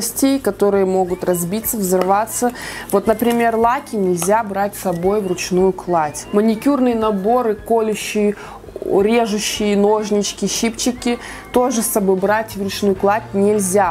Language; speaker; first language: Russian; native; Russian